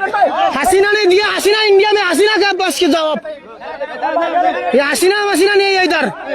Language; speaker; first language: Hindi; non-native, learner; Bangla